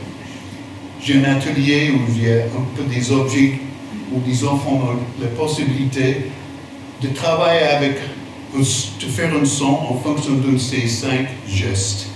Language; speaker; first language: French; non-native, fluent; English